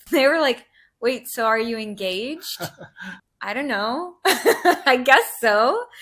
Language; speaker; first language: English; native; English